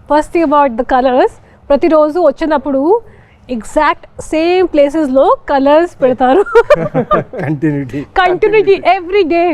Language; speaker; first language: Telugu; non-native, local second language; Hindi